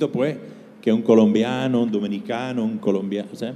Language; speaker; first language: Spanish; non-native, fluent; English